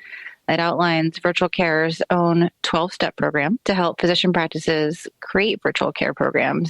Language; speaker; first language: English; native; English